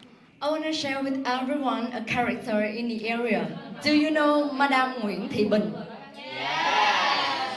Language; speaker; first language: English; non-native, fluent; Vietnamese